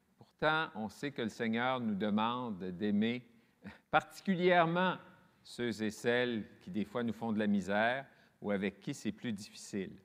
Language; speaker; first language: French; native; French